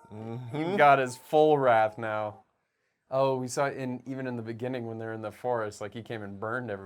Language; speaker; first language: English; native; English